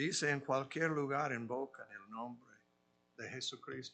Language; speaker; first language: Spanish; non-native, fluent; English